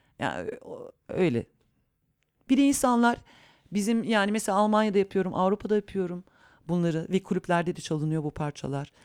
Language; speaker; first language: Turkish; early bilingual, heritage; Turkish